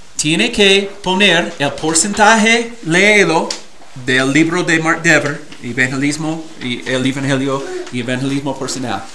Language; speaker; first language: Spanish; non-native, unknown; English